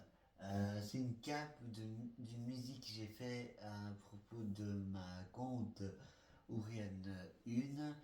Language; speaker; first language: French; non-native, fluent; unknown